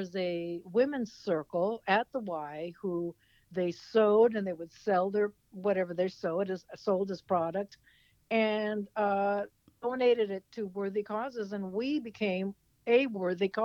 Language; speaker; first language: English; native; English